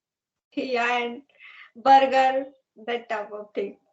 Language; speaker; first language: English; non-native, learner; Hindi